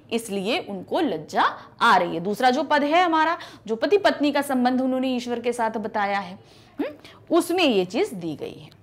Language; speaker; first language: Hindi; native; Hindi